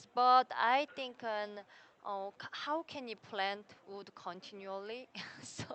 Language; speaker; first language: English; non-native, learner; Korean